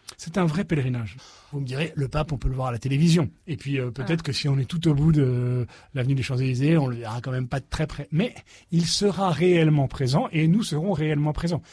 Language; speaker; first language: French; native; French